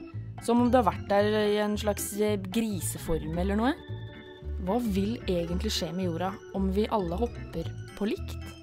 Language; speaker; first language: Norwegian; native; Norwegian